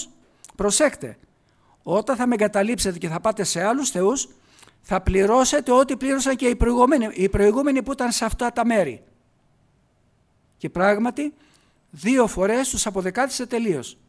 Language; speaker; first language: Greek; native; Greek